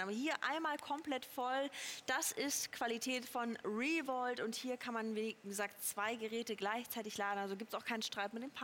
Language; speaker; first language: German; native; German